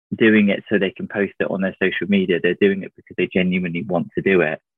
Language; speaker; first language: English; native; English